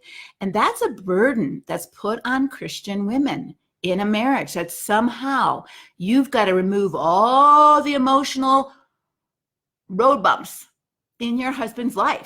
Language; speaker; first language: English; native; English